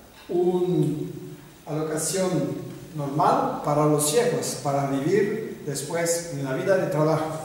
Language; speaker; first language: Spanish; non-native, fluent; French